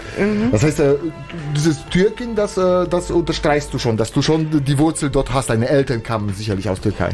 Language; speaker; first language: German; non-native, fluent; Polish